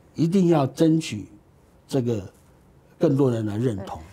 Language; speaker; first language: Chinese; native; Chinese